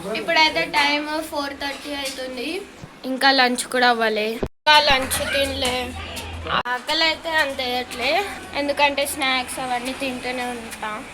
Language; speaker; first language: Telugu; non-native, local second language; Tamil